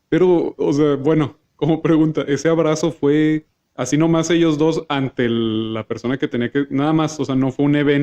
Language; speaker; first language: Spanish; native; Spanish